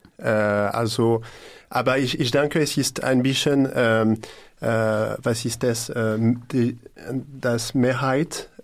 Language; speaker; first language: German; non-native, learner; French